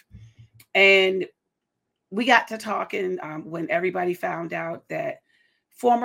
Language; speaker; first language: English; native; English